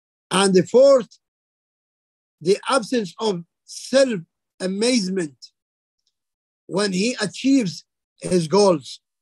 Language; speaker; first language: English; non-native, fluent; Arabic